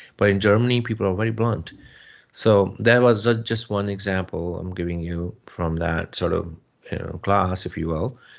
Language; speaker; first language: English; non-native, local second language; Punjabi